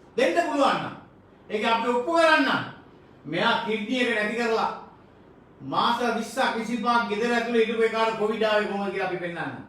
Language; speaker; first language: Sinhala; non-native, local second language; Tamil